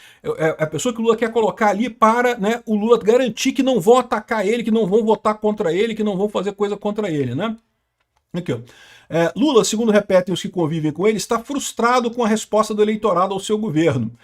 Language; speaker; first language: Portuguese; native; Portuguese